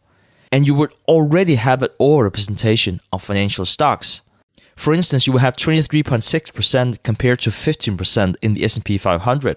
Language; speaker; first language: English; non-native, fluent; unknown